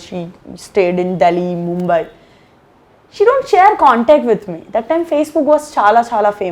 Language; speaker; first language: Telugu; non-native, learner; Gujarati